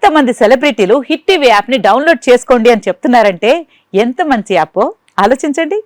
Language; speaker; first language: Telugu; native; Telugu